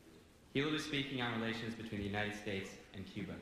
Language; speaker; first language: English; native; English